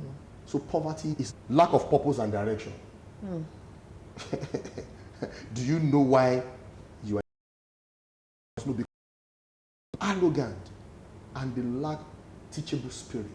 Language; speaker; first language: English; non-native, local second language; Yoruba